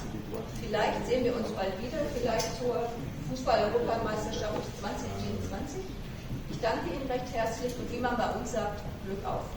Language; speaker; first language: German; native; German